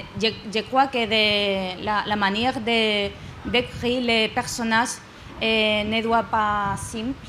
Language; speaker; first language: French; non-native, learner; Spanish